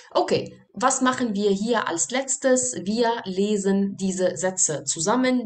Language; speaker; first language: German; non-native, fluent; Arabic